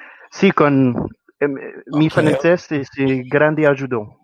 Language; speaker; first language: Spanish; non-native, learner; French